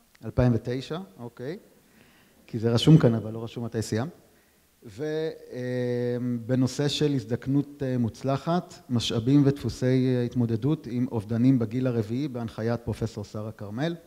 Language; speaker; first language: Hebrew; native; Hebrew